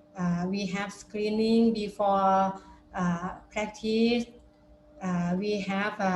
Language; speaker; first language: English; non-native, fluent; Thai